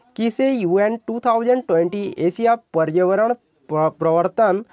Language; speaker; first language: Hindi; non-native, local second language; Odia